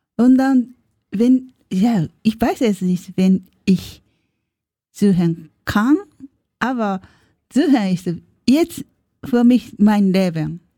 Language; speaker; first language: German; non-native, learner; Japanese